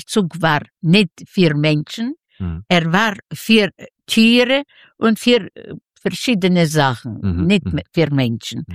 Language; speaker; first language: German; non-native, fluent; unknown